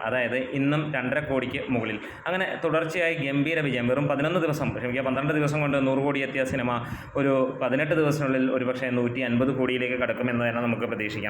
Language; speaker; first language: Malayalam; native; Malayalam